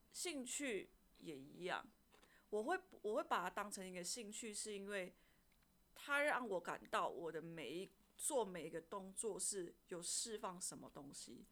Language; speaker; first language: Chinese; native; Chinese